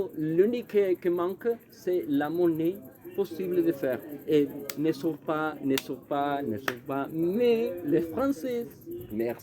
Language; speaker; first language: French; non-native, learner; Spanish